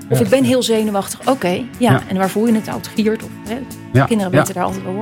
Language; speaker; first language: Dutch; native; Dutch